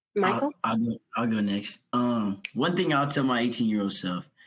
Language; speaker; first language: English; native; English